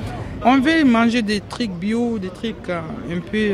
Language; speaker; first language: French; non-native, learner; Arabic